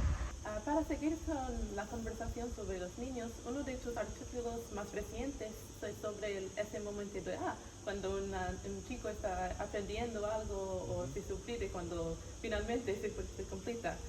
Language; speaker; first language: Spanish; non-native, learner; English